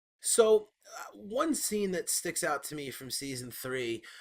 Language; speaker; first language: English; native; English